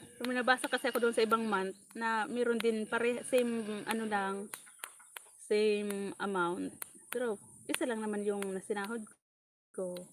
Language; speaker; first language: Filipino; non-native, local second language; Bikol